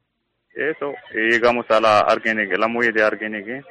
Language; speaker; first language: Spanish; non-native, learner; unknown